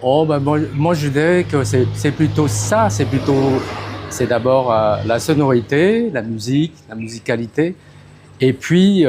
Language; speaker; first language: French; non-native, fluent; Khmer